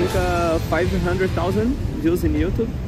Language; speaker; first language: English; non-native, fluent; Portuguese